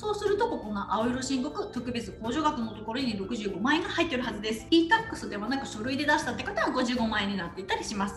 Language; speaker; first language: Japanese; native; Japanese